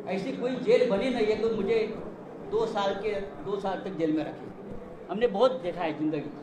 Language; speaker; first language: Hindi; non-native, local second language; Marathi